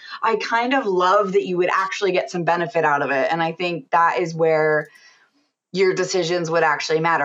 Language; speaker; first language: English; native; English